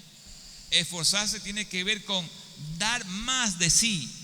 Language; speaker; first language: Spanish; native; Spanish